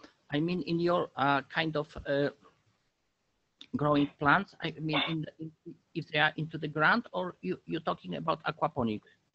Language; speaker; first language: English; non-native, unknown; Polish